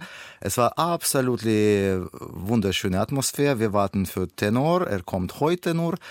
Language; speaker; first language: German; non-native, learner; Russian